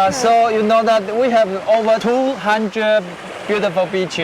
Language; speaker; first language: English; non-native, learner; Chinese